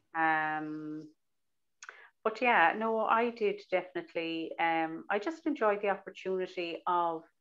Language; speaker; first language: English; native; English